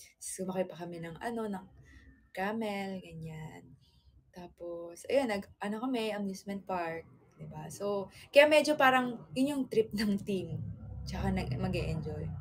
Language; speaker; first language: Filipino; native; Filipino